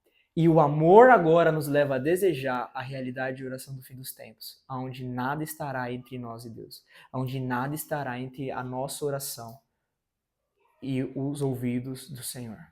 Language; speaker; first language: Portuguese; native; Portuguese